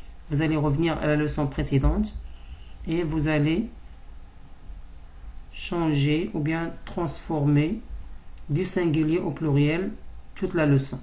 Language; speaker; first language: French; non-native, local second language; Arabic